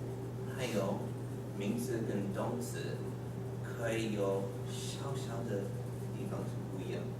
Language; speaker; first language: Chinese; non-native, learner; English